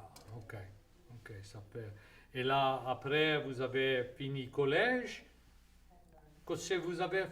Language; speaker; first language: French; native; French